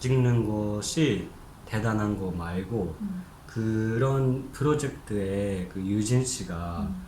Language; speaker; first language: Korean; non-native, fluent; Japanese